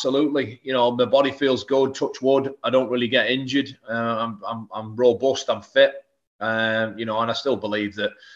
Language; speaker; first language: English; native; English